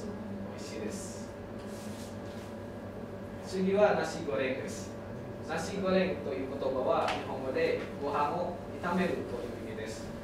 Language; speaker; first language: Japanese; non-native, learner; Indonesian